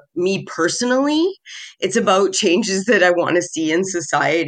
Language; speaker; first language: English; native; English